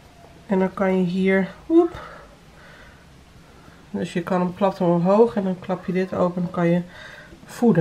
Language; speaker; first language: Dutch; native; Dutch